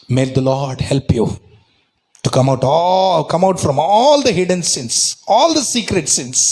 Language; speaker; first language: English; non-native, local second language; Telugu